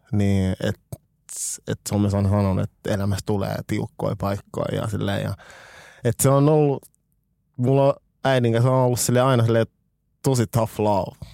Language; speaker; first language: Finnish; early bilingual, other home language; French